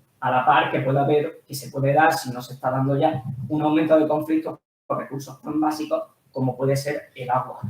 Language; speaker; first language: Spanish; native; Spanish